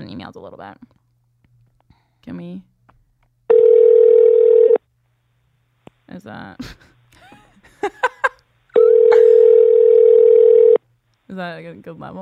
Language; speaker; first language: English; native; English